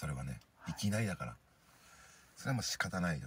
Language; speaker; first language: Japanese; native; Japanese